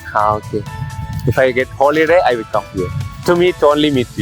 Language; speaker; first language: English; non-native, learner; Malayalam